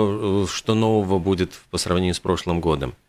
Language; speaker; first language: Russian; native; Russian